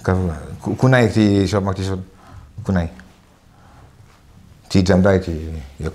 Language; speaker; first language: Thai; non-native, fluent; French